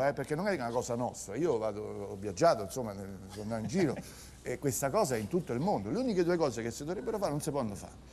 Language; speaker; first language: Italian; native; Italian